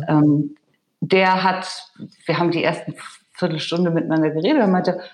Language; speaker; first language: German; native; German